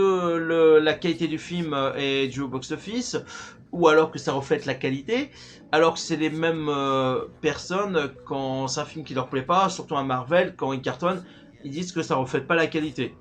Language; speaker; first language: French; native; French